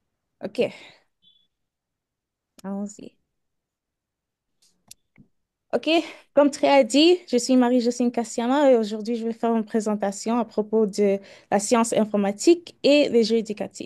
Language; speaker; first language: French; early bilingual, heritage; French